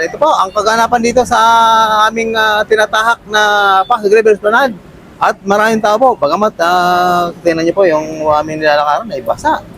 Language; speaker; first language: Filipino; native; Filipino